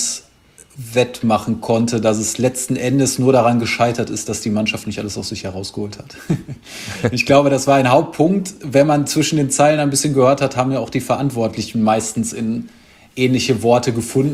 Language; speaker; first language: German; native; German